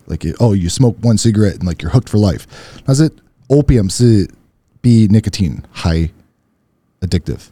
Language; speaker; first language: English; early bilingual, other home language; Chinese